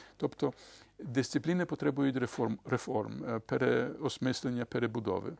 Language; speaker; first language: Ukrainian; early bilingual, heritage; Ukrainian